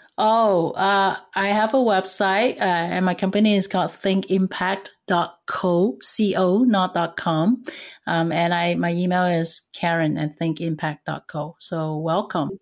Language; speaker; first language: English; non-native, fluent; Cantonese